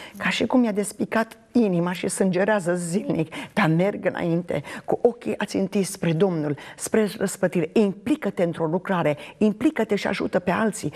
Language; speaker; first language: Romanian; native; Romanian